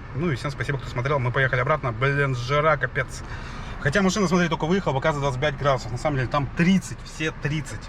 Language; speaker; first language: Russian; native; Russian